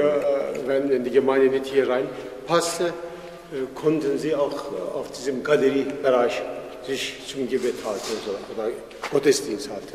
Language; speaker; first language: German; non-native, fluent; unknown